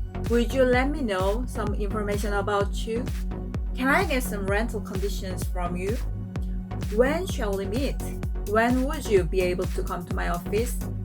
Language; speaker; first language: English; non-native, fluent; Korean